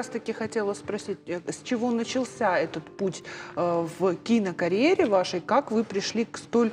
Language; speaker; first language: Russian; native; Russian